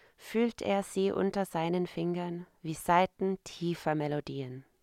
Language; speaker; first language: German; non-native, fluent; English